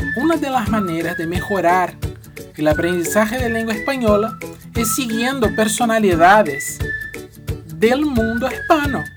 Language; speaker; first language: Spanish; non-native, fluent; Portuguese